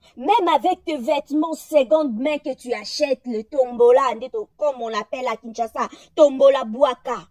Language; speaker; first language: French; non-native, local second language; Lingala